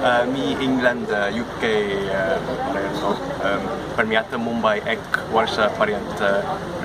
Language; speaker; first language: Marathi; non-native, learner; English